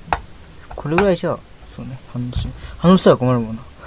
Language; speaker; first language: Japanese; native; Japanese